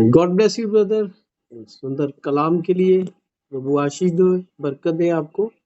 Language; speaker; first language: Hindi; non-native, local second language; Punjabi